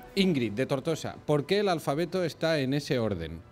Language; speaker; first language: Spanish; native; Spanish